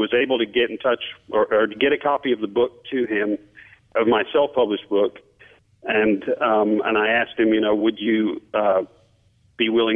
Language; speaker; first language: English; native; English